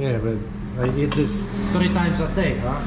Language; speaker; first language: English; non-native, learner; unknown